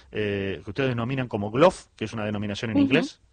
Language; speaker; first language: Spanish; native; Spanish